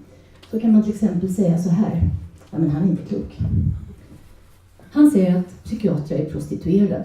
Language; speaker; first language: Swedish; native; Swedish